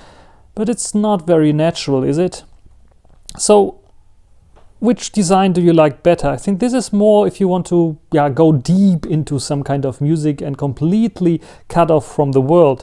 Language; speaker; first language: English; non-native, fluent; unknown